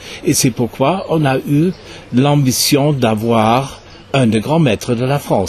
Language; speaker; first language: French; non-native, fluent; German